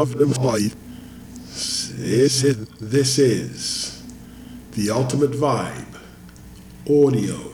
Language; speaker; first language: English; native; English